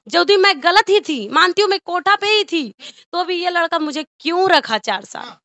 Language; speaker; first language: Hindi; native; Hindi